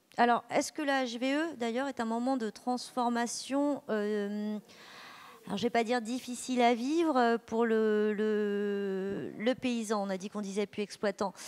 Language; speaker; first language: French; native; French